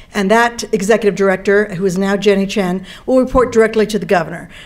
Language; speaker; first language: English; native; English